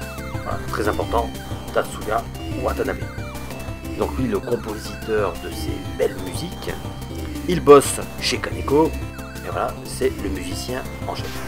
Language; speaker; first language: French; native; French